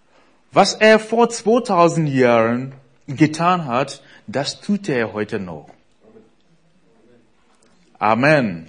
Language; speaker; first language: German; non-native, fluent; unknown